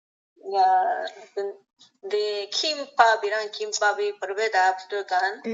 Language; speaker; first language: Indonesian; non-native, learner; Korean